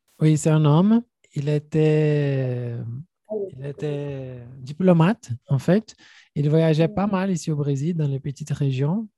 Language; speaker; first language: French; non-native, fluent; Portuguese